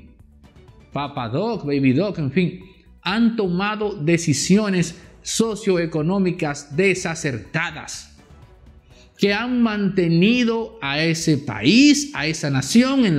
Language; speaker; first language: Spanish; native; Spanish